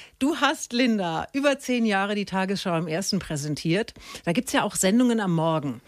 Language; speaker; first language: German; native; German